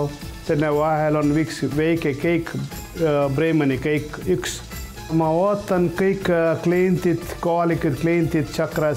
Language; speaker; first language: Estonian; non-native, learner; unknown